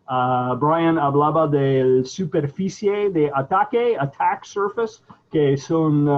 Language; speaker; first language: Spanish; non-native, fluent; English